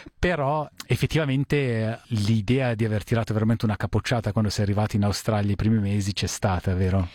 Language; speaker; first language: Italian; native; Italian